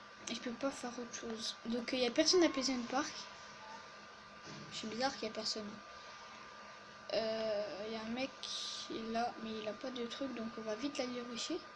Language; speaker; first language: French; native; French